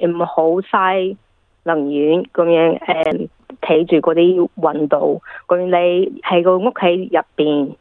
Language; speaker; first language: Cantonese; early bilingual, heritage; English